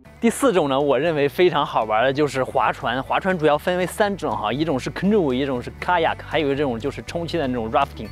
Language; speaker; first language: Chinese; native; Chinese